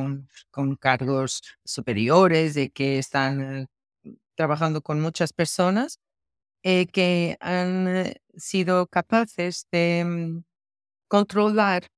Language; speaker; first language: Spanish; non-native, fluent; Portuguese